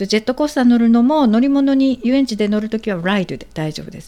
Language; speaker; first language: Japanese; native; Japanese